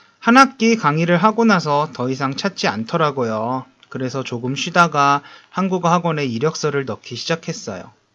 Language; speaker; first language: Korean; native; Korean